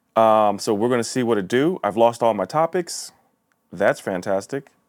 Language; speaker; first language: English; native; English